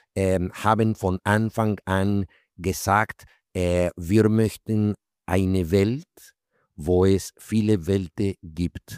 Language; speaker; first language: German; non-native, fluent; Spanish